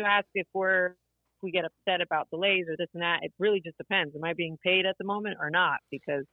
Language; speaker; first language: English; early bilingual, other home language; Portuguese